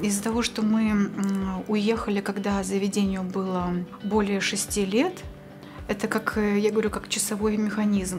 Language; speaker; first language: Russian; native; Russian